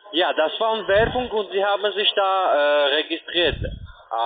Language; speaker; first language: German; non-native, learner; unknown